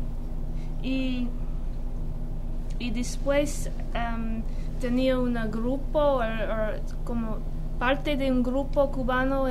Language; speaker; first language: Spanish; non-native, fluent; English